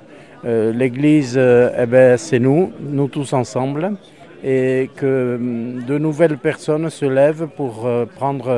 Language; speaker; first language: French; native; French